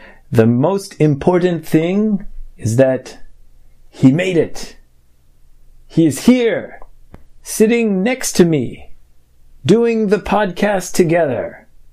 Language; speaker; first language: English; native; English